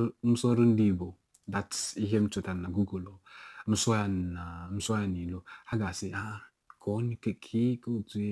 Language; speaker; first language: Igbo; non-native, local second language; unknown